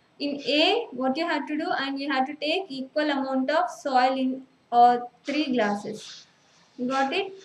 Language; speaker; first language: English; non-native, local second language; Telugu